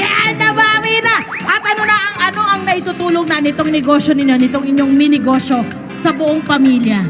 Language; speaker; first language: Filipino; native; Filipino